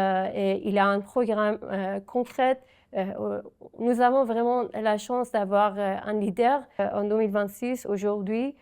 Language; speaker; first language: French; non-native, fluent; Persian